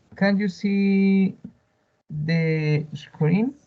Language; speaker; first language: English; non-native, learner; Spanish